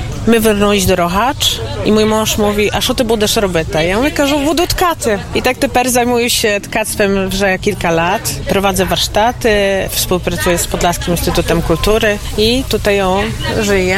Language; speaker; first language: Polish; non-native, local second language; Ukrainian